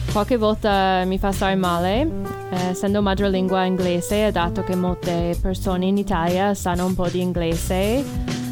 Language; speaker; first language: Italian; non-native, fluent; English